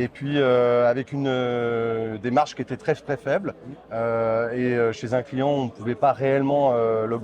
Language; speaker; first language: French; native; French